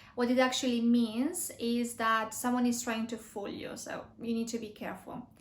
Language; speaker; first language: English; non-native, fluent; Romanian